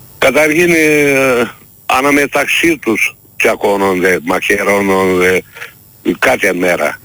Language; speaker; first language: Greek; non-native, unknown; Turkish